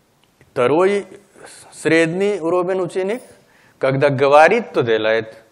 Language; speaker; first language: Russian; non-native, learner; Hindi